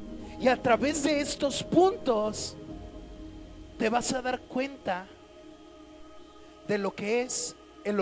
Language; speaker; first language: Spanish; native; Spanish